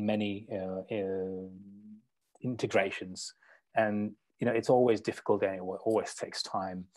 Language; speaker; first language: English; non-native, fluent; Czech